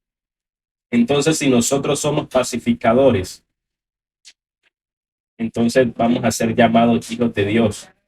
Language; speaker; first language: Spanish; native; Spanish